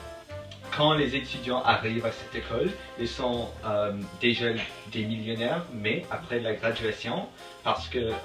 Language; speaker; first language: French; non-native, learner; English